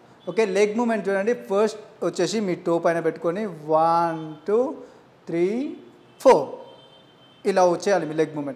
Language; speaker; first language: Telugu; native; Telugu